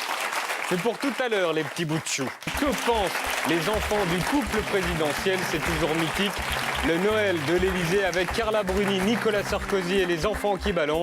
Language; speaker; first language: French; native; French